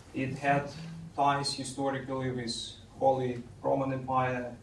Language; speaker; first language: English; non-native, fluent; Russian